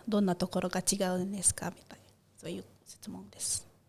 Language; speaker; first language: Japanese; non-native, fluent; Indonesian